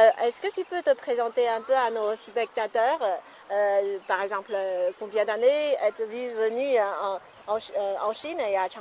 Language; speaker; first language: French; non-native, fluent; Chinese